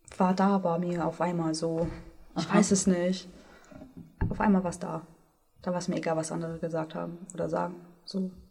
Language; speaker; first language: German; native; German